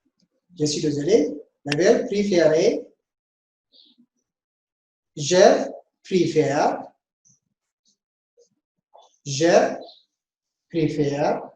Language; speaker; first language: French; non-native, fluent; Amharic